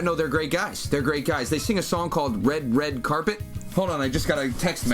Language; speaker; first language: English; native; English